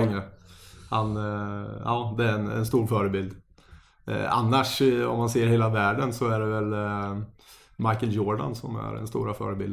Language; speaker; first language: Swedish; native; Swedish